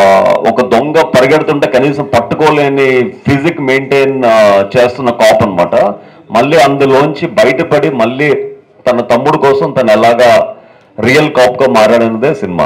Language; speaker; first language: Telugu; native; Telugu